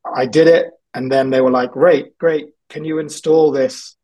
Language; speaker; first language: English; native; English